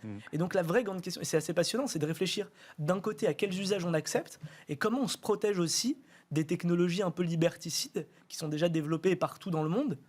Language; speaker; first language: French; native; French